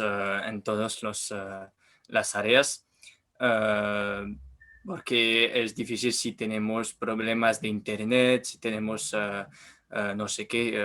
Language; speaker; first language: Spanish; non-native, learner; French